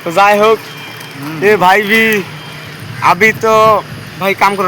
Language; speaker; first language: Hindi; non-native, learner; Bangla